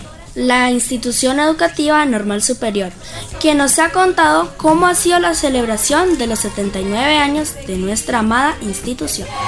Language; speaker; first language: Spanish; native; Spanish